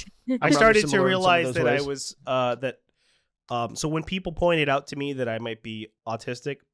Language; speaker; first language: English; native; English